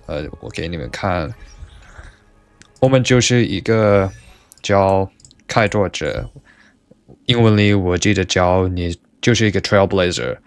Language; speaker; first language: Chinese; non-native, learner; English